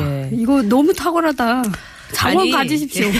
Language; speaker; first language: Korean; native; Korean